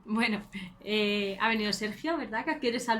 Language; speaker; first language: Spanish; native; Spanish